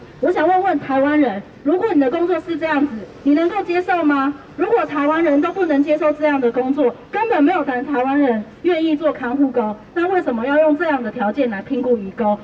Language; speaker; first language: Chinese; non-native, fluent; Indonesian